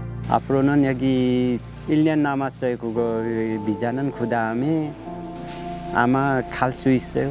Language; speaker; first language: Korean; non-native, learner; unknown